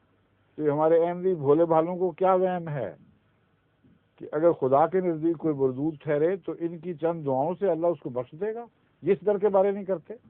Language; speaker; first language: Urdu; native; Urdu